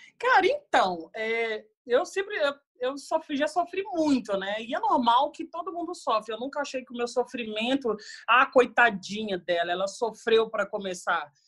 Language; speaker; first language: Portuguese; native; Portuguese